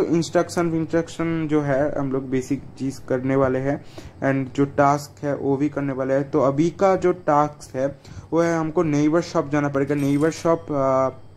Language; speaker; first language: Hindi; non-native, local second language; Bangla